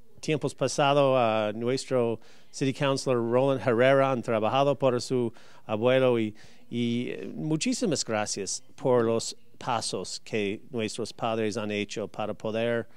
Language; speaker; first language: Spanish; early bilingual, heritage; Spanish